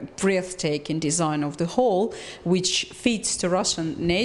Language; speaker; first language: English; non-native, fluent; Russian